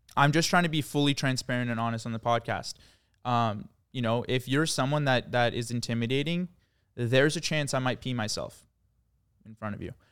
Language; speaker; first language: English; early bilingual, other home language; Croatian